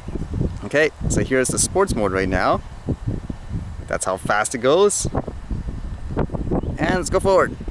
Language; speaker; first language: English; native; English